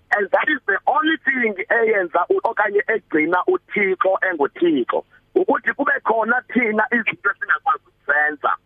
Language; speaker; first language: Zulu; non-native, local second language; Xhosa